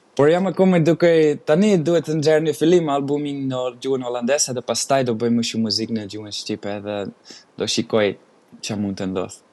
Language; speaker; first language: Albanian; non-native, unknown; Dutch